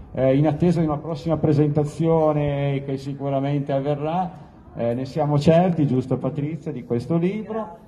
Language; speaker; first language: Italian; native; Italian